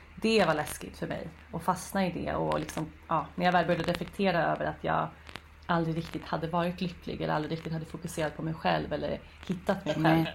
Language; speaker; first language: Swedish; native; Swedish